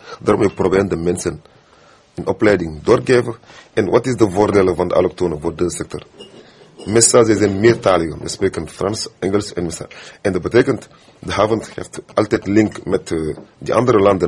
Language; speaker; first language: Dutch; non-native, fluent; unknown